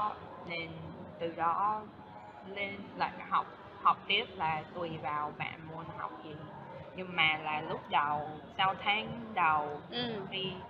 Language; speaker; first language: Vietnamese; non-native, fluent; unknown